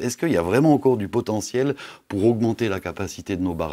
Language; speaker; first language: French; native; French